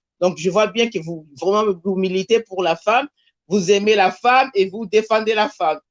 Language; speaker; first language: French; non-native, local second language; Lingala